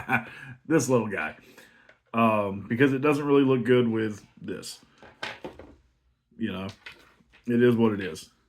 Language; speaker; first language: English; native; English